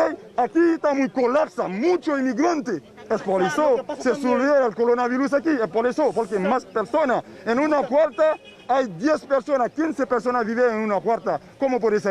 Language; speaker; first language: Spanish; non-native, learner; Haitian Creole